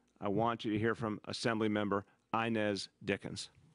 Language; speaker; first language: English; native; English